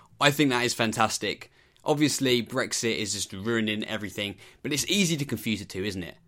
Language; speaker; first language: English; native; English